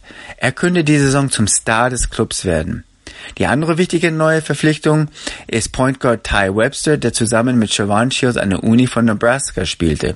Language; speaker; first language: German; native; German